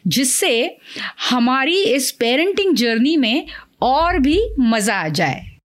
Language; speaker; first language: Hindi; non-native, local second language; Marathi